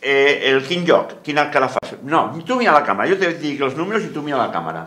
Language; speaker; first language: Catalan; native; Catalan